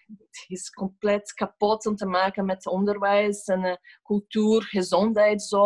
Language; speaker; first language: Dutch; non-native, fluent; Portuguese